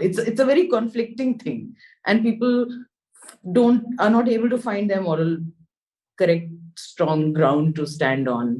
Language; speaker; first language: English; non-native, local second language; Hindi